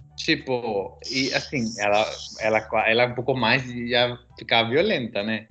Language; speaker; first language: Portuguese; non-native, fluent; Spanish